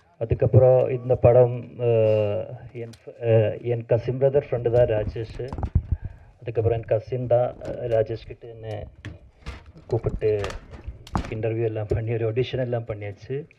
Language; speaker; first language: Tamil; non-native, learner; Malayalam